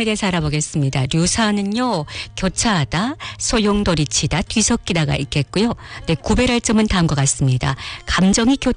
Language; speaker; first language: Korean; early bilingual, heritage; Korean